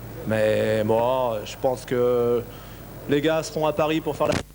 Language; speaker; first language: French; native; French